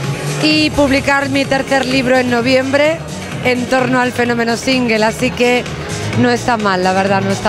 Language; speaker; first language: Spanish; native; Spanish